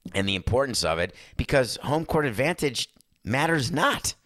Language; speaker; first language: English; native; English